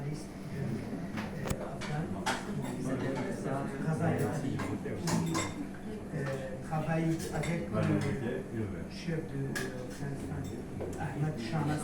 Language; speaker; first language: French; non-native, learner; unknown